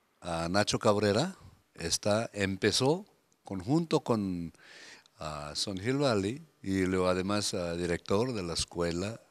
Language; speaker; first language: Spanish; non-native, fluent; Korean